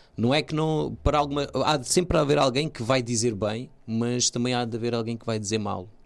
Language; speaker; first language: Portuguese; early bilingual, other home language; Kabuverdianu